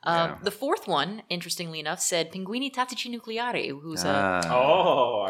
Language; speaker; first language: English; native; English